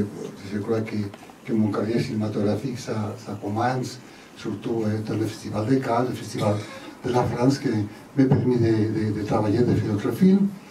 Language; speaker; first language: French; non-native, learner; Spanish